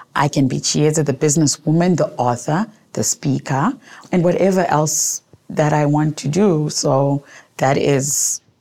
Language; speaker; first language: English; non-native, local second language; Shona